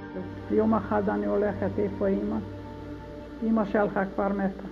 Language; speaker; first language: Hebrew; non-native, learner; Hungarian